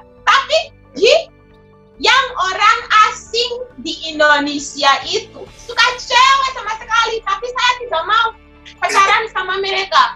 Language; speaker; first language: Indonesian; non-native, fluent; Shona